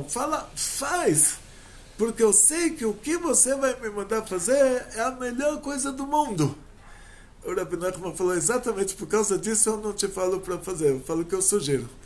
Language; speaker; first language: Portuguese; native; Portuguese